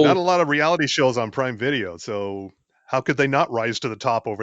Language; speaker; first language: English; native; English